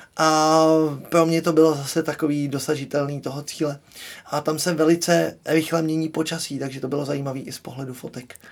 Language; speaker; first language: Czech; native; Czech